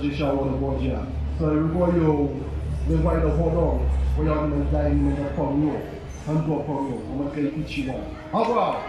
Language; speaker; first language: Chinese; non-native, learner; English